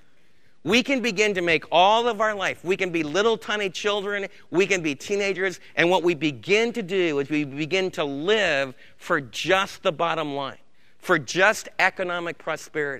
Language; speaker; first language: English; native; English